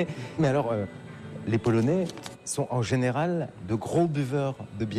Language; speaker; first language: French; native; French